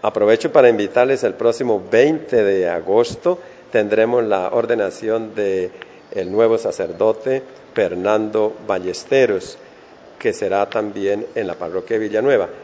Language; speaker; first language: Spanish; native; Spanish